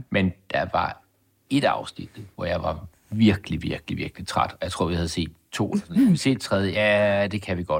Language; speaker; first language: Danish; native; Danish